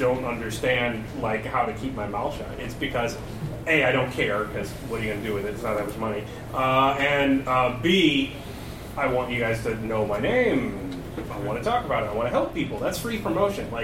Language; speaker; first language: English; native; English